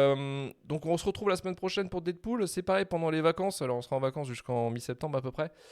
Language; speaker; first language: French; native; French